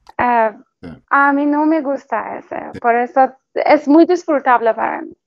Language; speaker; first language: Spanish; non-native, learner; Persian